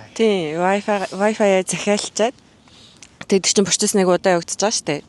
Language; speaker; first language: Mongolian; native; Mongolian